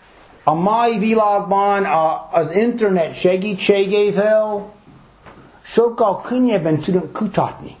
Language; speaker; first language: Hungarian; non-native, fluent; English